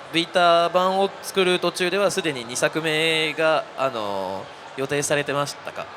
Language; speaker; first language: Japanese; non-native, fluent; French